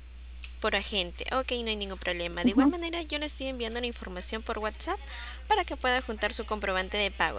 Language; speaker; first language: Spanish; native; Spanish